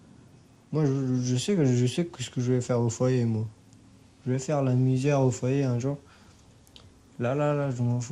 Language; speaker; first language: French; non-native, fluent; Persian